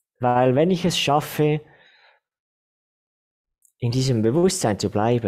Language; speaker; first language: German; non-native, fluent; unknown